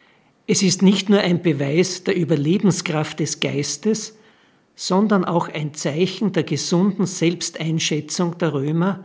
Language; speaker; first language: German; native; German